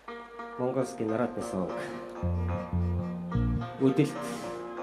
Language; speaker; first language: Russian; non-native, learner; Mongolian